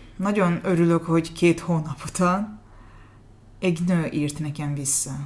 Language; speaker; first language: Hungarian; non-native, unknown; Azerbaijani